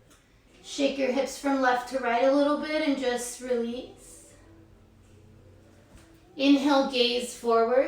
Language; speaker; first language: English; native; English